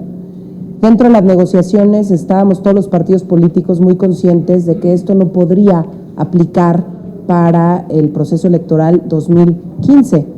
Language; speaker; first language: Spanish; native; Spanish